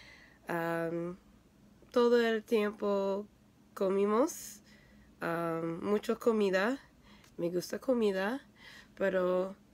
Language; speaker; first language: Spanish; non-native, learner; English